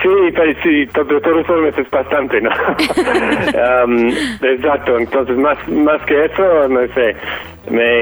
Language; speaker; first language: Spanish; non-native, fluent; English